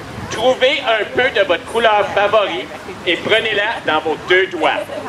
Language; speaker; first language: French; native; French